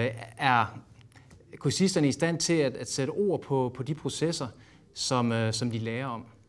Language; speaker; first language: Danish; native; Danish